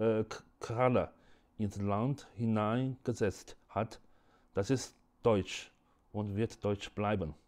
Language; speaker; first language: German; non-native, fluent; Chinese